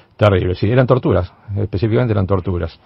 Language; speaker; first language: Spanish; native; Spanish